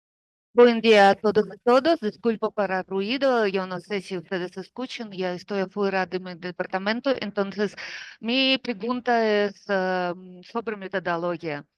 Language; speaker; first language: Spanish; non-native, fluent; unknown